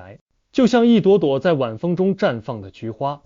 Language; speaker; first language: Chinese; native; Chinese